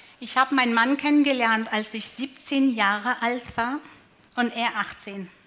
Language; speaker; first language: German; non-native, fluent; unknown